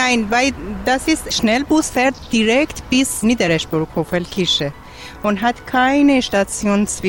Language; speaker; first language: German; non-native, learner; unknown